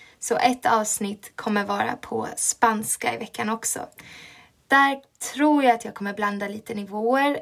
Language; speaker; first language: Swedish; native; Swedish